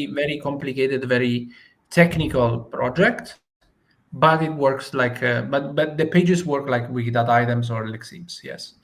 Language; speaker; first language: English; non-native, fluent; Italian